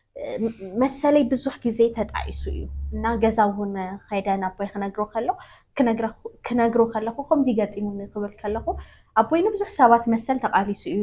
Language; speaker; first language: Tigrinya; non-native, local second language; Amharic